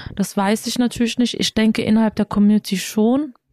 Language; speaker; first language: German; native; German